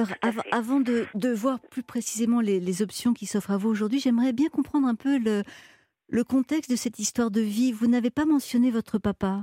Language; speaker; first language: French; native; French